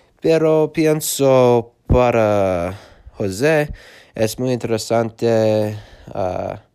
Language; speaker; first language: Spanish; non-native, learner; English